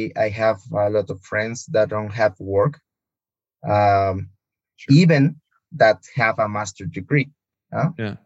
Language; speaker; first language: English; non-native, learner; Spanish